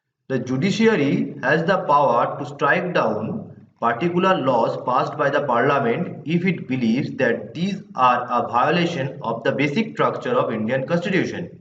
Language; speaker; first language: English; non-native, local second language; Bangla